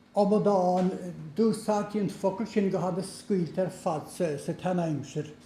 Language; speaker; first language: Irish; native; Irish